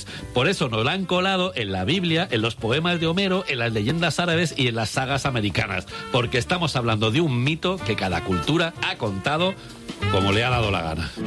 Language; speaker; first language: Spanish; native; Spanish